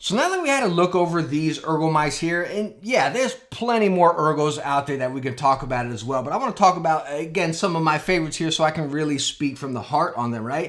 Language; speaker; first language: English; native; English